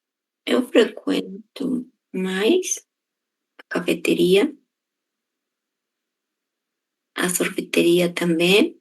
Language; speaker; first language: Portuguese; non-native, learner; Spanish